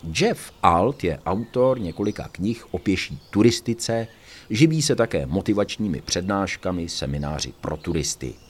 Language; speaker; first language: Czech; native; Czech